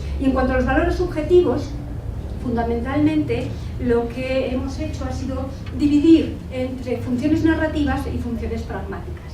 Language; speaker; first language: Spanish; native; Spanish